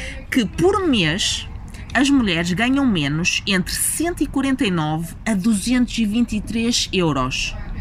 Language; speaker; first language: Portuguese; native; Portuguese